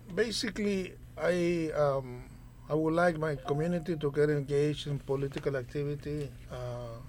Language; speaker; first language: English; non-native, fluent; Spanish